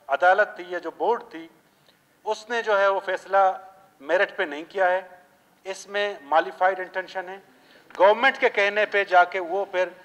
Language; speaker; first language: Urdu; non-native, local second language; Baluchi